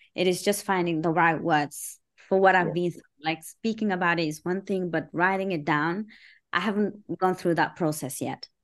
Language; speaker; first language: English; early bilingual, other home language; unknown